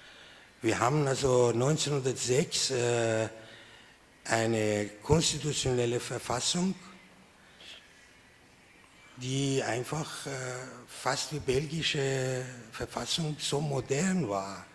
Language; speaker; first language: German; non-native, fluent; Persian